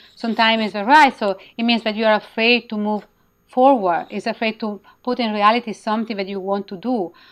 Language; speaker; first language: English; non-native, learner; Italian